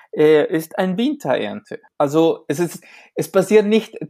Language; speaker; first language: German; non-native, fluent; Spanish